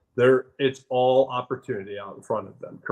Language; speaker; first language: English; native; English